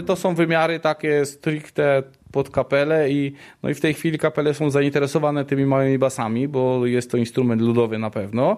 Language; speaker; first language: Polish; native; Polish